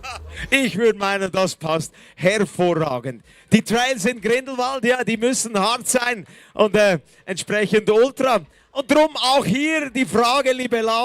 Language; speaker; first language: German; native; German